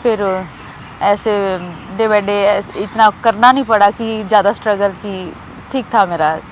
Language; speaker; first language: Hindi; native; Hindi